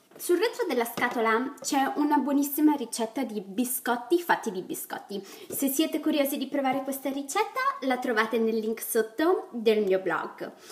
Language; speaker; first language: Italian; native; Italian